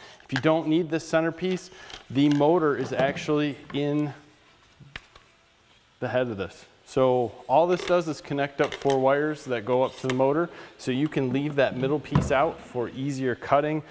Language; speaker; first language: English; native; English